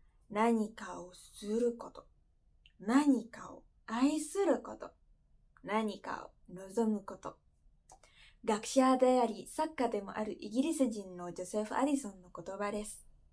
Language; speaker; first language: Japanese; non-native, fluent; Indonesian